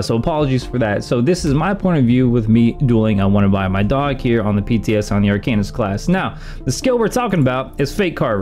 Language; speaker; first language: English; native; English